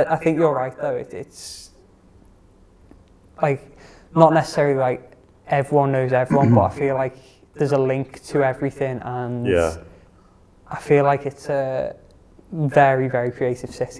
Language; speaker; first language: English; native; English